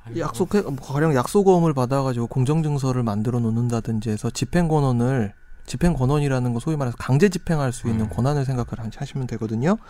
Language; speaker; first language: Korean; native; Korean